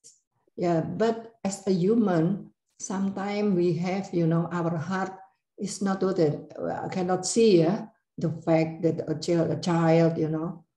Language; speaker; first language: English; non-native, learner; Indonesian